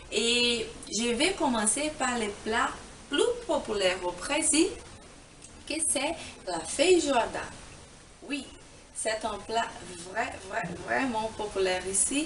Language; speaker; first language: French; non-native, fluent; Portuguese